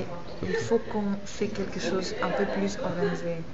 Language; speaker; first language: French; non-native, fluent; Greek